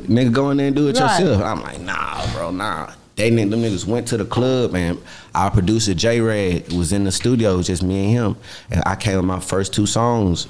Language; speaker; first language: English; native; English